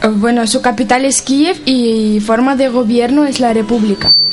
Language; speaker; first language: Spanish; non-native, learner; Ukrainian